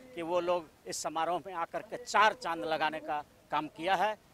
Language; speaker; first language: Hindi; native; Hindi